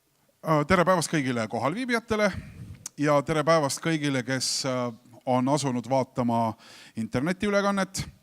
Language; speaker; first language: Estonian; native; Estonian